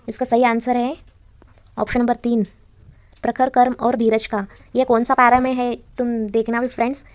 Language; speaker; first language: Hindi; non-native, local second language; Kannada